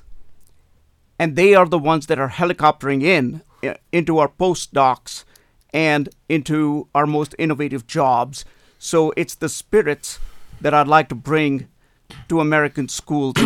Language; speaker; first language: English; non-native, local second language; Hindi